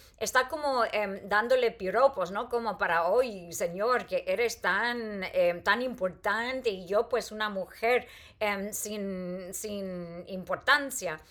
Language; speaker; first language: Spanish; non-native, fluent; English